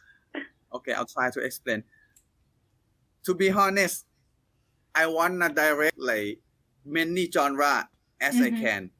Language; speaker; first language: English; non-native, learner; Thai